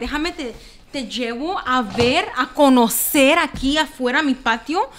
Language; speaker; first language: Spanish; early bilingual, heritage; Spanish